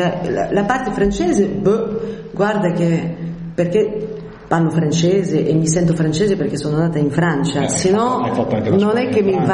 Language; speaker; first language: Italian; early bilingual, heritage; French